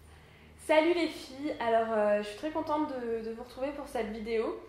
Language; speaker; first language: French; native; French